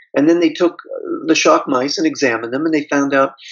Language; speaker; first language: English; native; English